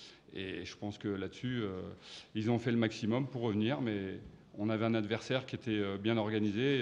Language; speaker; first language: French; native; French